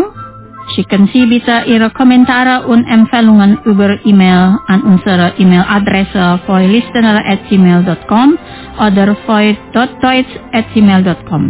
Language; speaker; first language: German; non-native, fluent; Indonesian